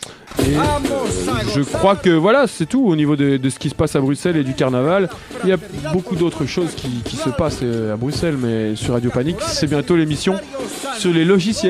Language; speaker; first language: French; native; French